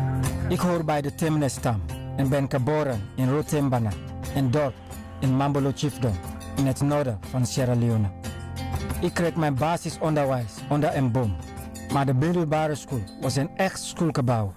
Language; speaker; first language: Dutch; non-native, fluent; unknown